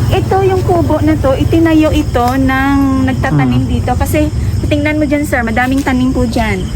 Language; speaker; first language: Filipino; non-native, local second language; Hiligaynon